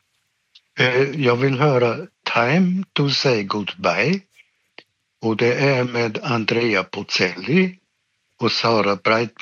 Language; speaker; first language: Swedish; native; Swedish